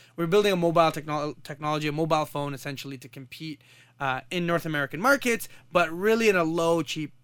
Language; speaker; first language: English; non-native, fluent; Arabic